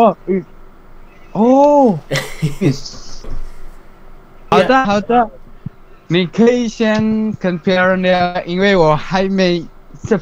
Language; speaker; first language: Chinese; non-native, learner; Indonesian